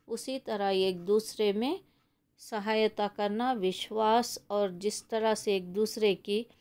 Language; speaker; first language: Hindi; non-native, local second language; Kannada